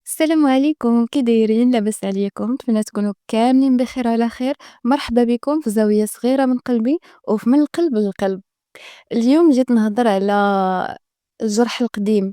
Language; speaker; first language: Arabic; native; Arabic